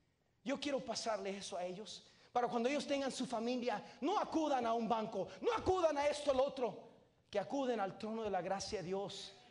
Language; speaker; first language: Spanish; native; Spanish